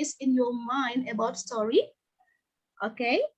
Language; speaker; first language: English; non-native, learner; Indonesian